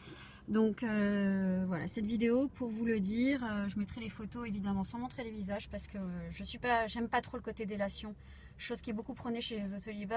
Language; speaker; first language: French; native; French